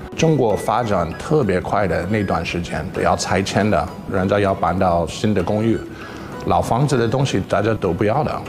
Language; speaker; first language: Chinese; non-native, fluent; English